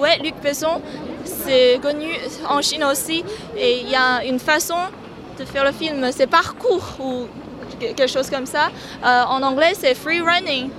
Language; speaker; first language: French; non-native, fluent; Chinese